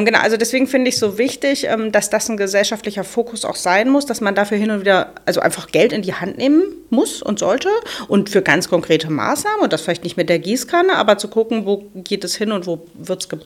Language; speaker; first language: German; native; German